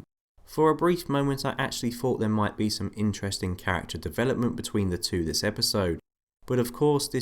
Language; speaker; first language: English; native; English